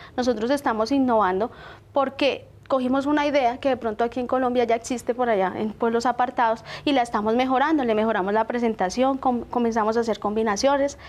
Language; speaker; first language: Spanish; native; Spanish